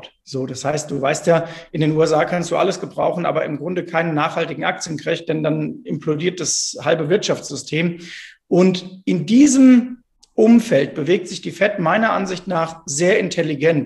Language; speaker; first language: German; native; German